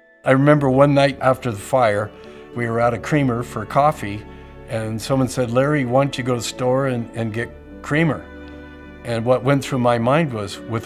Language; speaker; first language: English; native; English